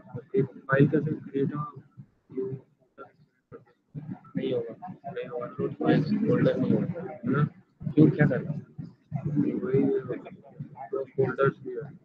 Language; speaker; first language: Hindi; native; Hindi